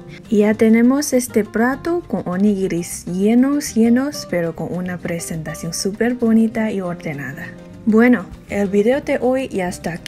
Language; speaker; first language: Spanish; non-native, fluent; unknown